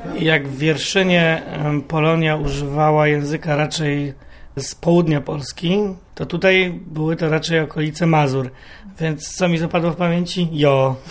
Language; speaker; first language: Polish; native; Polish